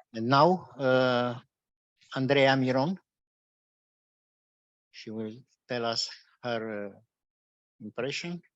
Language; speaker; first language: English; non-native, fluent; Romanian